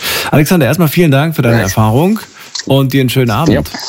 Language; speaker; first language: German; native; German